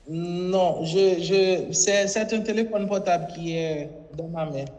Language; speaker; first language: French; non-native, local second language; Haitian Creole